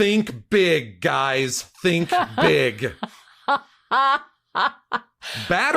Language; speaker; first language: English; native; English